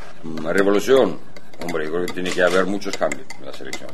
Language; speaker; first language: Spanish; non-native, fluent; Russian